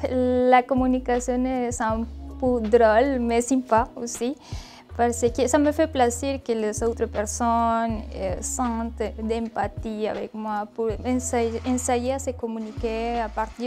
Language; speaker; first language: French; non-native, learner; Spanish